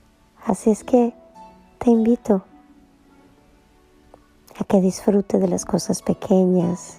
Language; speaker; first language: Spanish; native; Spanish